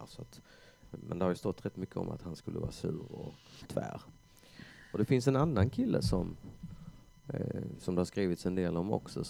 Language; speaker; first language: Swedish; native; Swedish